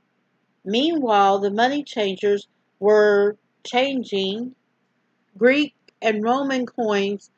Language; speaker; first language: English; native; English